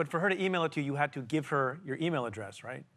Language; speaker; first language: English; native; English